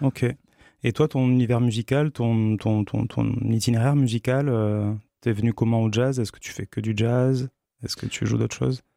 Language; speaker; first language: French; native; French